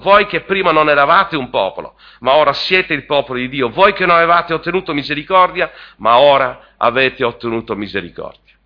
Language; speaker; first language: Italian; native; Italian